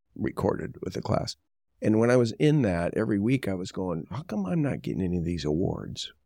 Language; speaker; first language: English; native; English